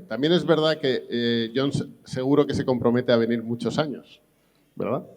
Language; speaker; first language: Spanish; native; Spanish